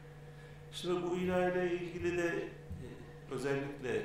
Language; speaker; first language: Turkish; native; Turkish